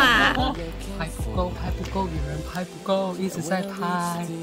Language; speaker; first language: Chinese; native; Chinese